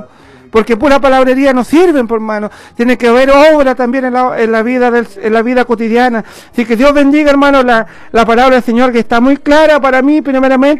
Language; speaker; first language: Spanish; native; Spanish